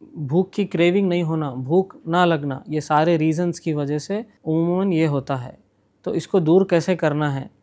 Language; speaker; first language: Hindi; non-native, local second language; Urdu